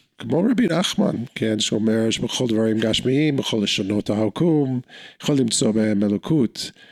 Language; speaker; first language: Hebrew; non-native, fluent; English